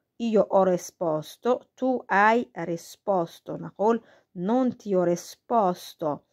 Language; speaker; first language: Italian; non-native, learner; Arabic